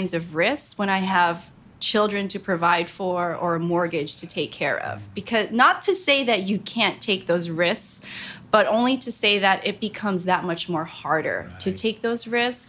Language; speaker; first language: English; native; English